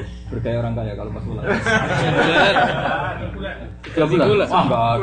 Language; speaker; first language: Indonesian; native; Indonesian